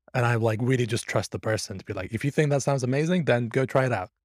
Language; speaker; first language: English; early bilingual, other home language; Persian